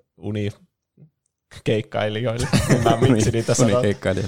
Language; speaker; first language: Finnish; native; Finnish